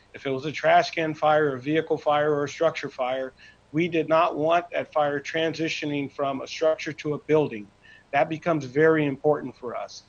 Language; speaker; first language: English; native; English